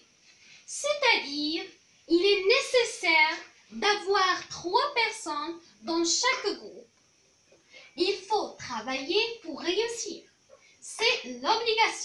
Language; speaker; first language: French; non-native, local second language; Arabic